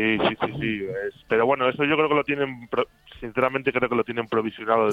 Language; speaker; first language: Spanish; native; Spanish